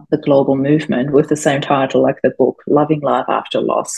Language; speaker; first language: English; non-native, fluent; German